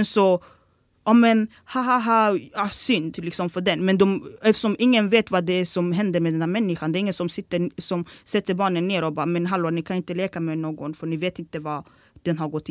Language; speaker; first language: Swedish; early bilingual, other home language; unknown